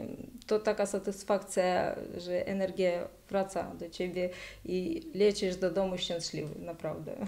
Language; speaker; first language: Polish; non-native, learner; Ukrainian